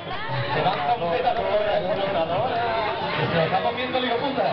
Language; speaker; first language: Spanish; native; Spanish